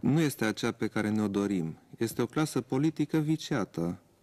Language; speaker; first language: Romanian; non-native, local second language; German